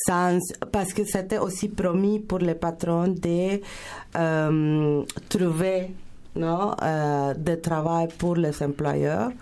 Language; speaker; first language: French; non-native, fluent; Spanish